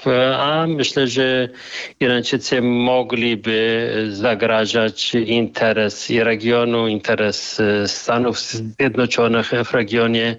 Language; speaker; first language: Polish; non-native, fluent; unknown